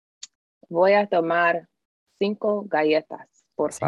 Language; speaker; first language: Spanish; non-native, learner; English